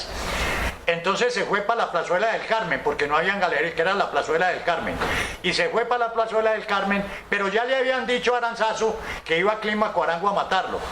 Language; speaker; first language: Spanish; native; Spanish